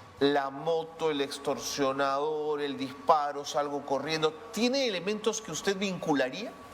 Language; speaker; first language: Spanish; native; Spanish